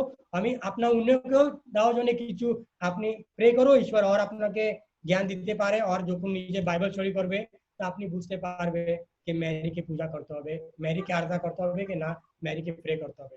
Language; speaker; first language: Bangla; non-native, learner; Hindi